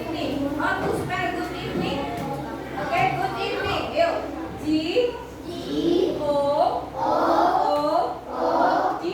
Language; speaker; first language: English; non-native, learner; Indonesian